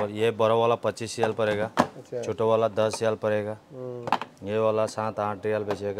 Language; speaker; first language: Hindi; non-native, learner; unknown